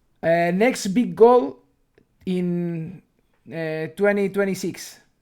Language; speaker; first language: English; non-native, fluent; Spanish